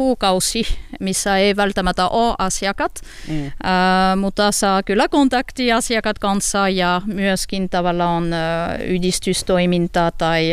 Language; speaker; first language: Finnish; non-native, learner; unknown